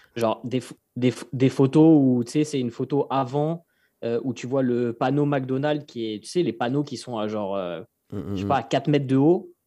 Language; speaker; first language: French; native; French